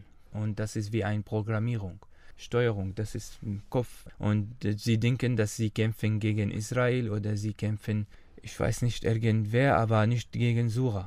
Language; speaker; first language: German; non-native, learner; Arabic